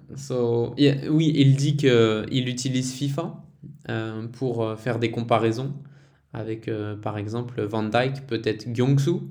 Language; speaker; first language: French; native; French